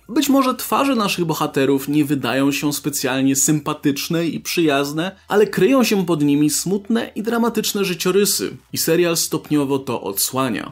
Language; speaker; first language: Polish; native; Polish